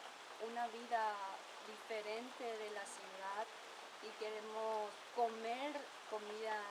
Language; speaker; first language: Spanish; non-native, local second language; Guarani